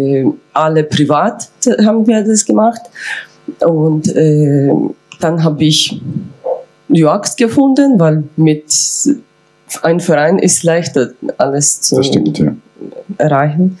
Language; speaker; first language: German; non-native, fluent; Ukrainian